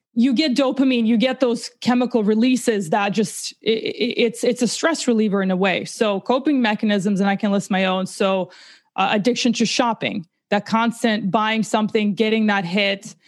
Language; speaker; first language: English; early bilingual, other home language; Russian